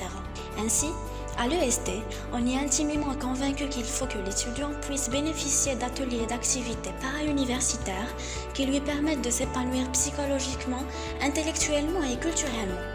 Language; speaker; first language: French; non-native, local second language; Arabic